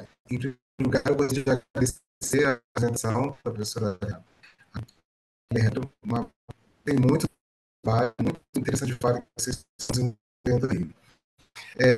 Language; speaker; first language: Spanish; non-native, learner; Portuguese